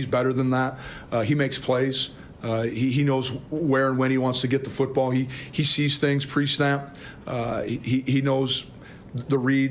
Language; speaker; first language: English; native; English